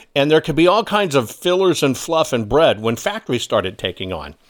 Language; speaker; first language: English; early bilingual, other home language; German